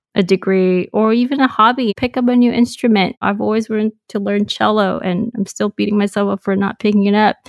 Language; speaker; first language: English; non-native, local second language; Cantonese